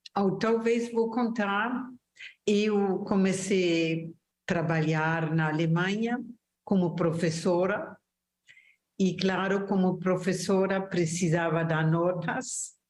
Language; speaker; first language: Portuguese; non-native, fluent; German